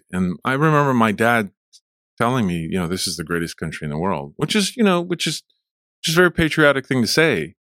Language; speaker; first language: English; early bilingual, other home language; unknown